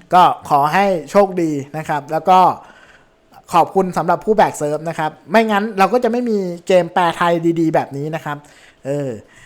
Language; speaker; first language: Thai; native; Thai